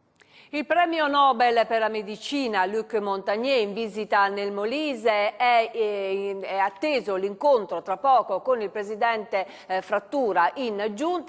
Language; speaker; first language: Italian; native; Italian